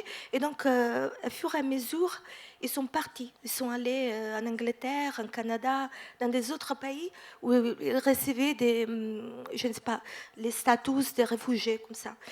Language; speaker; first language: French; non-native, fluent; Italian